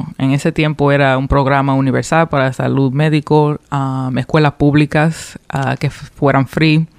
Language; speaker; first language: Spanish; early bilingual, heritage; Spanish